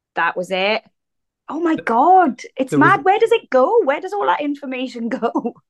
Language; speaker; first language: English; native; English